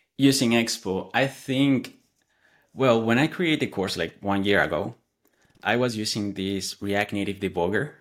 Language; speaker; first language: English; non-native, fluent; Spanish